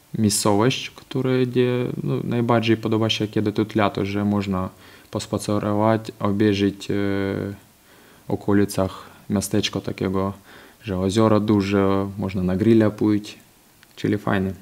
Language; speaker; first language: Polish; non-native, fluent; Ukrainian